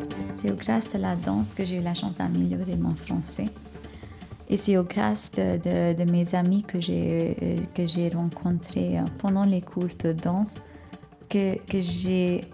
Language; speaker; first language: French; non-native, fluent; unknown